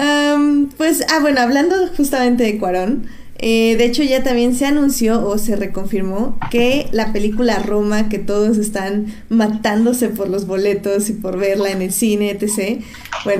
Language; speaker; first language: Spanish; native; Spanish